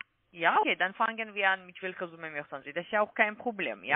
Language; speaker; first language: German; non-native, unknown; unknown